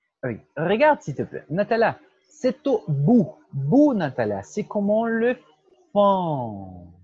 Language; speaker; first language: French; non-native, fluent; Portuguese